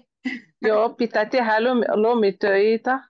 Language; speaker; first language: Finnish; non-native, learner; Spanish